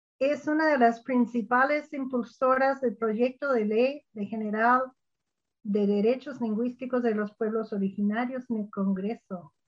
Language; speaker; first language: Spanish; non-native, fluent; English